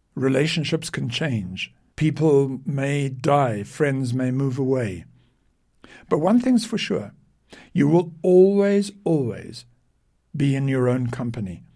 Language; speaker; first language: English; native; English